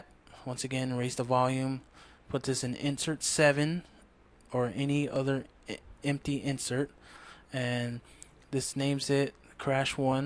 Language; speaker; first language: English; native; English